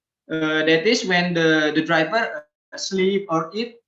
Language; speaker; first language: English; non-native, learner; Indonesian